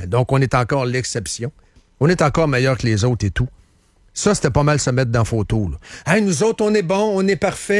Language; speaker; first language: French; native; French